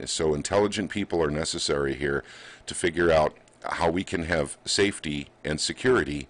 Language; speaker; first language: English; native; English